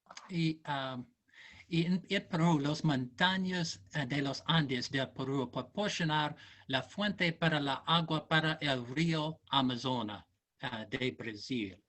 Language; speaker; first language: Spanish; non-native, learner; English